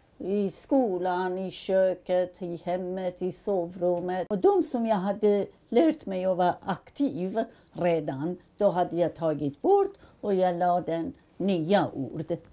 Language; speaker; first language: Swedish; non-native, fluent; Persian